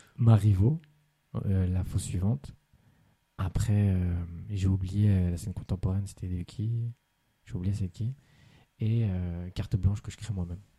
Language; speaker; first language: French; native; French